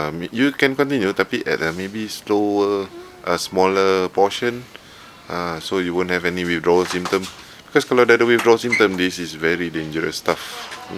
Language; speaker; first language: English; non-native, local second language; Malay